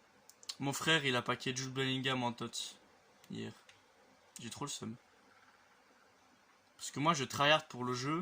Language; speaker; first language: French; native; French